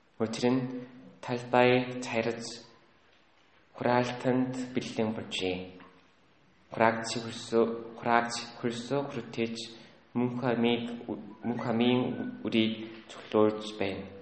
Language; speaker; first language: Mongolian; native; Mongolian